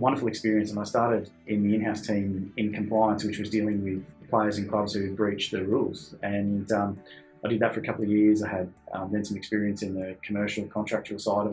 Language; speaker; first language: English; native; English